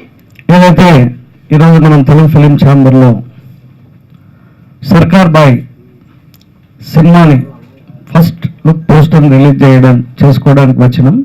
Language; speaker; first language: Telugu; native; Telugu